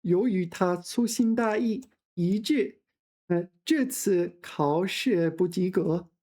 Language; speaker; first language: Chinese; non-native, fluent; English